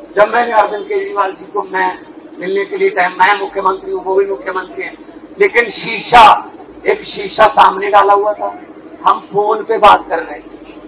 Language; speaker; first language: Hindi; non-native, local second language; Punjabi